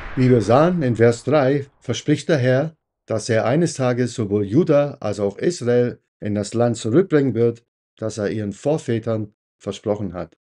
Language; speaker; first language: German; non-native, fluent; English